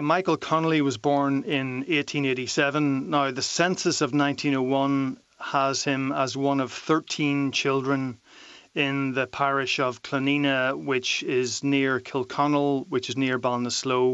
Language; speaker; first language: English; native; English